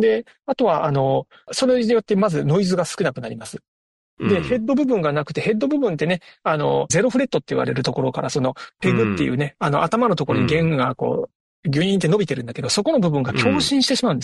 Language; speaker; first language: Japanese; native; Japanese